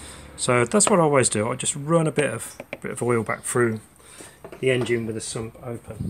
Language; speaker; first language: English; native; English